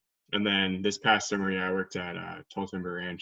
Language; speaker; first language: English; native; English